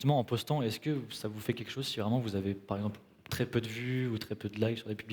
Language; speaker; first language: French; native; French